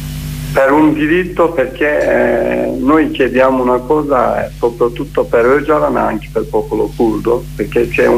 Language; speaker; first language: Italian; non-native, learner; Kurdish